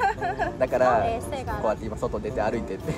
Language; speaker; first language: Japanese; native; Japanese